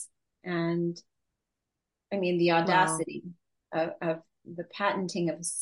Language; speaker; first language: English; native; English